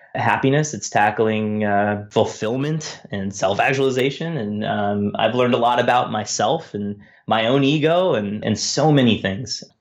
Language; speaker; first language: English; native; English